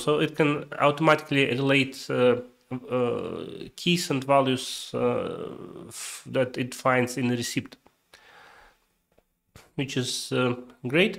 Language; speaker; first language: English; non-native, fluent; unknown